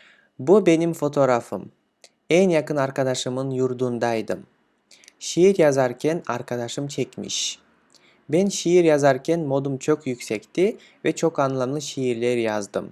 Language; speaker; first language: Turkish; non-native, fluent; Kyrgyz